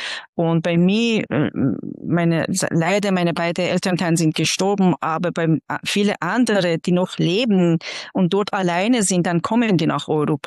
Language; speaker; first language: German; non-native, fluent; Persian